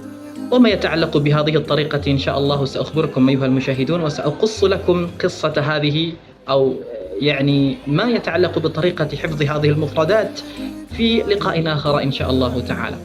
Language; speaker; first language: Arabic; non-native, fluent; Indonesian